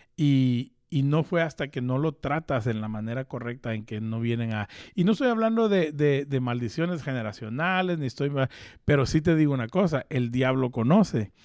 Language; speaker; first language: Spanish; early bilingual, heritage; Spanish